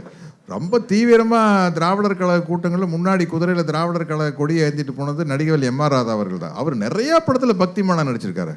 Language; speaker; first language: Tamil; native; Tamil